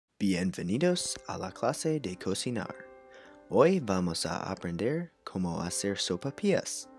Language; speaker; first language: Spanish; non-native, learner; English